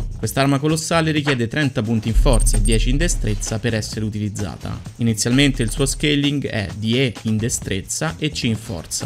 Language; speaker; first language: Italian; native; Italian